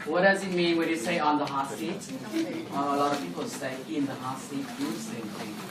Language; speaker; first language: English; non-native, fluent; Vietnamese